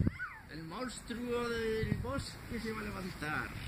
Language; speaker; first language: Spanish; native; Spanish